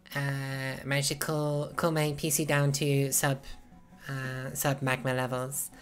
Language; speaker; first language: English; native; English